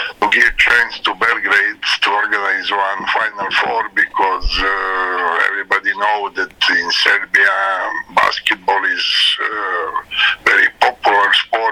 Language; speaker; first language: English; non-native, learner; Serbian